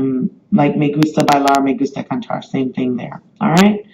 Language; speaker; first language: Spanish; non-native, fluent; English